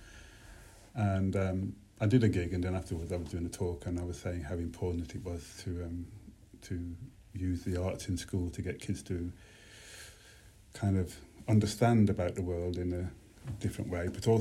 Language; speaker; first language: English; native; English